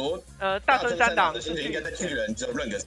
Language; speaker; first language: Chinese; native; Chinese